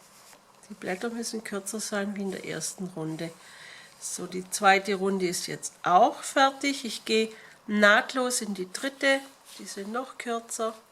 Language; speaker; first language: German; native; German